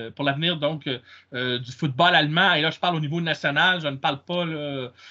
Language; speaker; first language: French; native; French